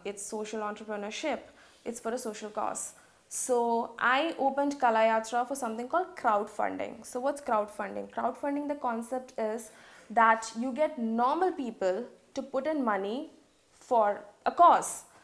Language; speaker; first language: English; non-native, local second language; Malayalam